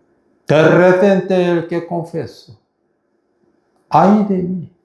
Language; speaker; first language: Spanish; non-native, fluent; Korean